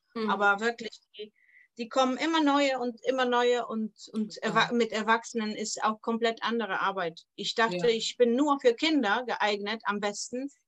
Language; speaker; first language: German; non-native, fluent; Polish